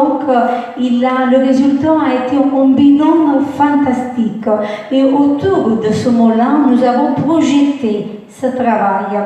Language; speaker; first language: French; non-native, fluent; Italian